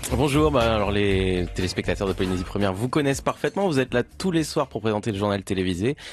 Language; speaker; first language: French; native; French